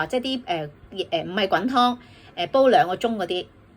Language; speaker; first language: Cantonese; native; Cantonese